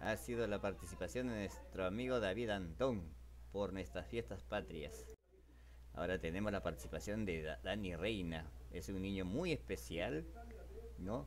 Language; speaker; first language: Spanish; native; Spanish